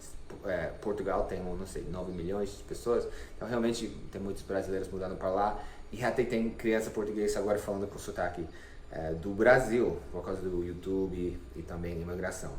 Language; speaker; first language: Portuguese; non-native, fluent; English